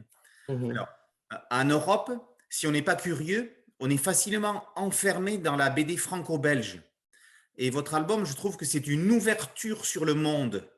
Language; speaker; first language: French; native; French